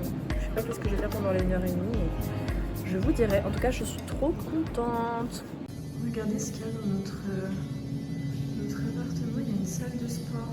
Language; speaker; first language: French; native; French